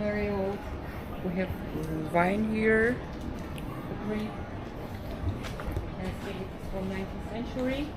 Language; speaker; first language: English; non-native, learner; Armenian